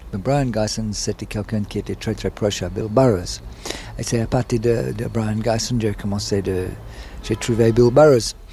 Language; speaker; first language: French; non-native, fluent; English